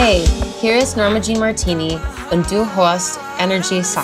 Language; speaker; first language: German; non-native, learner; English